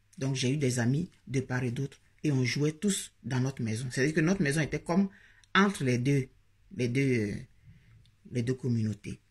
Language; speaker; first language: French; native; French